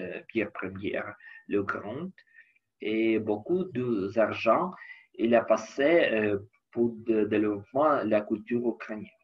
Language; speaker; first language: French; non-native, learner; Ukrainian